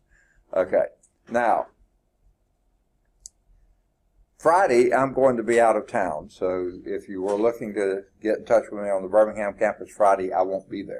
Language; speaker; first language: English; native; English